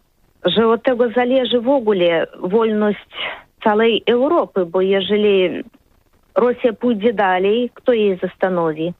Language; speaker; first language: Polish; non-native, learner; Russian